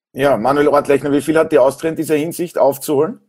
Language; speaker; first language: German; native; German